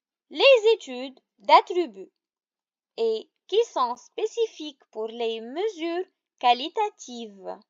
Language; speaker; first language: French; non-native, local second language; Arabic